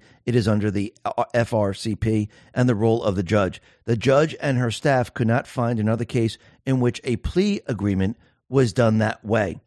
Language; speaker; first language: English; native; English